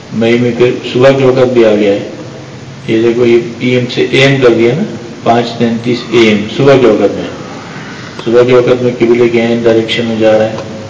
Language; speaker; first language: Urdu; non-native, local second language; Pashto